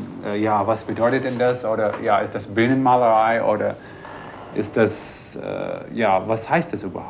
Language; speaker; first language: German; non-native, fluent; English